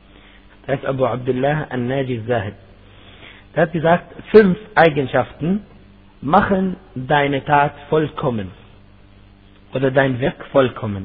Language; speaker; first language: German; non-native, fluent; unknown